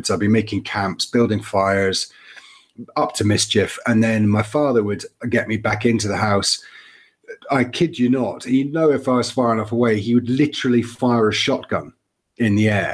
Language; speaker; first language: English; native; English